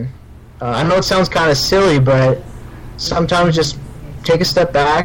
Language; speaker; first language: English; native; English